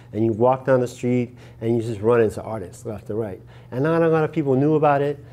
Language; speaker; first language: English; native; English